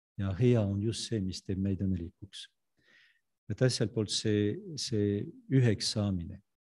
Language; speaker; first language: Estonian; non-native, fluent; French